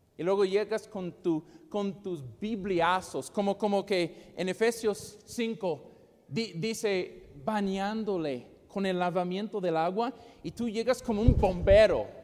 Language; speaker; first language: Spanish; non-native, fluent; English